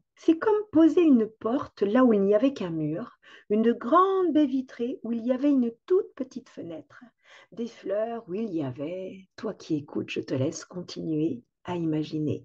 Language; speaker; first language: French; native; French